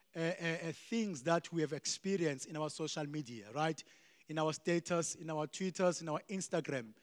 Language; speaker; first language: English; non-native, local second language; Xhosa